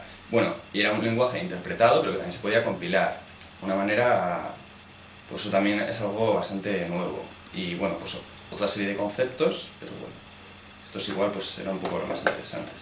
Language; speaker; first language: Spanish; native; Spanish